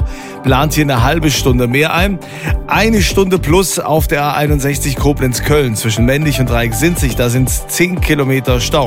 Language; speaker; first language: German; native; German